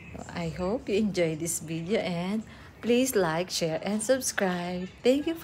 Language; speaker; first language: English; non-native, local second language; Filipino